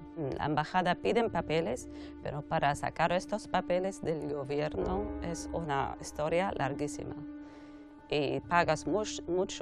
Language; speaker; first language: Spanish; non-native, fluent; Arabic